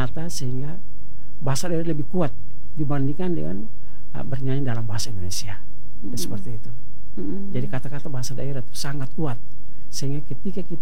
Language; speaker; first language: Indonesian; non-native, local second language; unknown